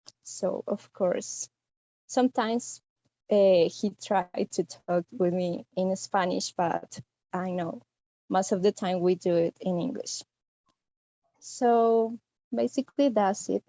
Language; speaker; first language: English; non-native, fluent; Spanish